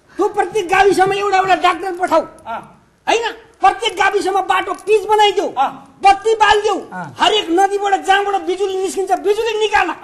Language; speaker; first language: Nepali; native; Nepali